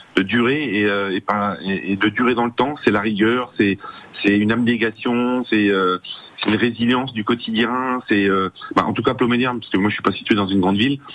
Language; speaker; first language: French; native; French